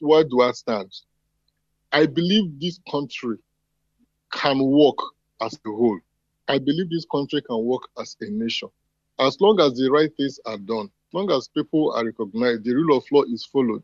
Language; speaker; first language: English; non-native, local second language; Igbo